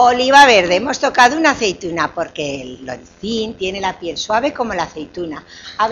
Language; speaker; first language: Spanish; native; Spanish